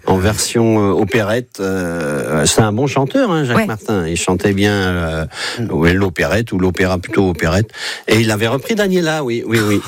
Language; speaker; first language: French; native; French